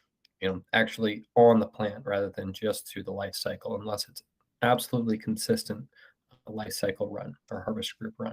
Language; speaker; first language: English; native; English